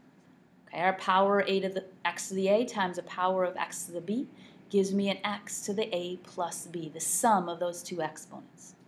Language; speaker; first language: English; native; English